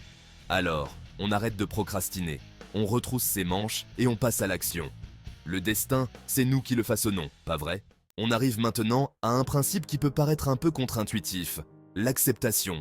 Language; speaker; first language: French; native; French